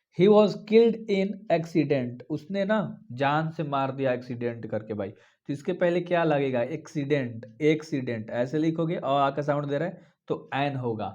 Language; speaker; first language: Hindi; native; Hindi